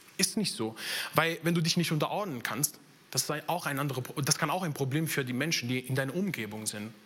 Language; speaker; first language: German; non-native, fluent; Italian